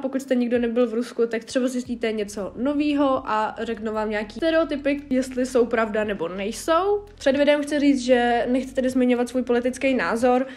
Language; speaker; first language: Czech; early bilingual, other home language; Russian